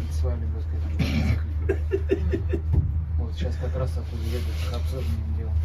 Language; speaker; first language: Russian; native; Russian